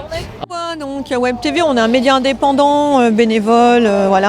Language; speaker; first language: French; native; French